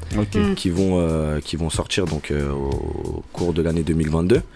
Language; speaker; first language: French; native; French